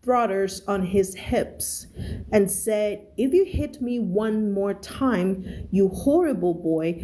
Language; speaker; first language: English; non-native, fluent; Thai